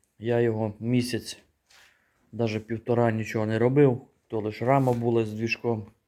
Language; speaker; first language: Ukrainian; native; Ukrainian